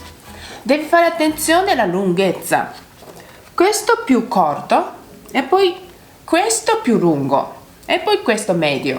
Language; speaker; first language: Italian; non-native, learner; Japanese